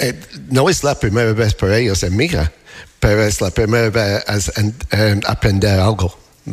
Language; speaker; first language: Spanish; non-native, learner; English